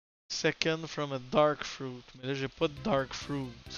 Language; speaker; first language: French; native; French